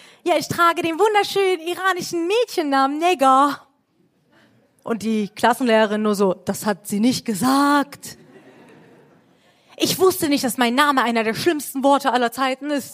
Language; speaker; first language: German; early bilingual, other home language; Persian